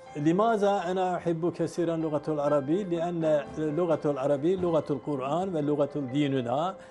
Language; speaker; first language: Arabic; non-native, learner; Turkish